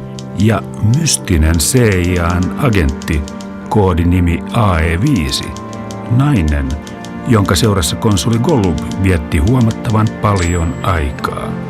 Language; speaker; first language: Finnish; native; Finnish